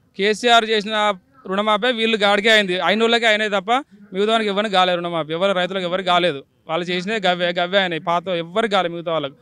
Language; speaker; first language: Telugu; native; Telugu